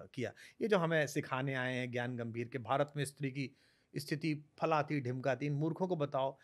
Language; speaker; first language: Hindi; native; Hindi